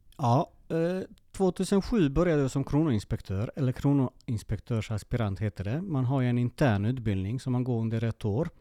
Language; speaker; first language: Swedish; early bilingual, other home language; Serbian